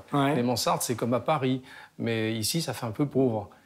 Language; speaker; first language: French; native; French